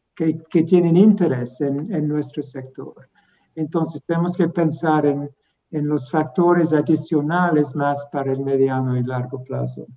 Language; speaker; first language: Spanish; non-native, fluent; English